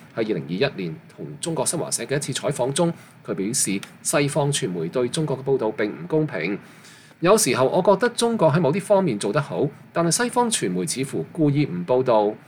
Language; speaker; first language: Chinese; non-native, local second language; Cantonese